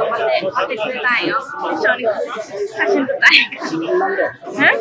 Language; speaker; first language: Japanese; non-native, learner; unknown